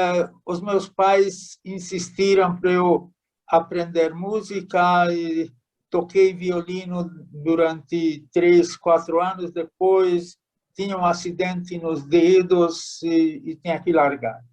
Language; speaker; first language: Portuguese; non-native, fluent; Hungarian